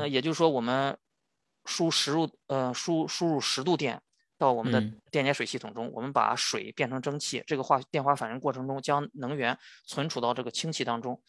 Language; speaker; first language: Chinese; native; Chinese